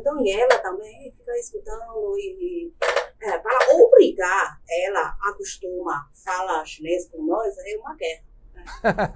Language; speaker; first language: Portuguese; non-native, learner; Chinese